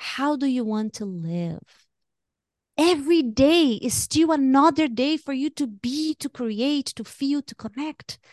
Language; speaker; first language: English; non-native, fluent; Portuguese